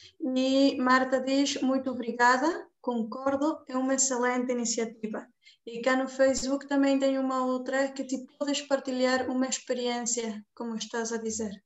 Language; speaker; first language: Portuguese; non-native, fluent; Spanish